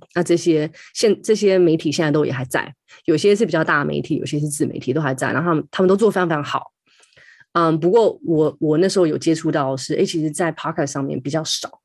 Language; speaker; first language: Chinese; native; Chinese